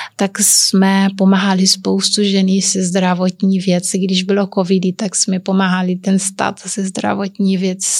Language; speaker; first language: Czech; non-native, learner; Kabuverdianu